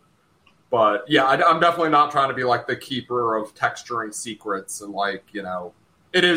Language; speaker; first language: English; native; English